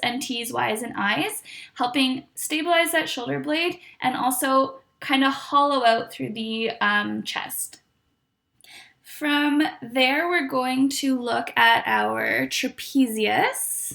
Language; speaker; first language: English; native; English